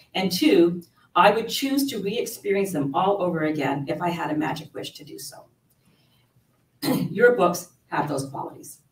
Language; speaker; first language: English; native; English